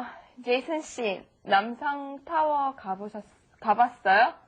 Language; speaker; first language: Korean; non-native, learner; English